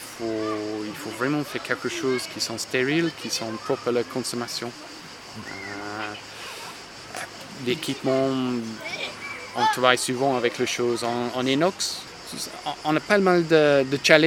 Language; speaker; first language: French; non-native, fluent; English